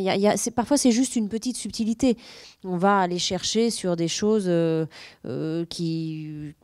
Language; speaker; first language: French; native; French